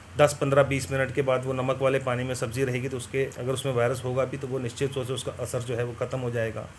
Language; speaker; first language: Hindi; non-native, local second language; Dogri